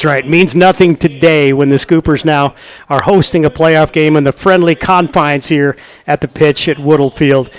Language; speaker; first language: English; native; English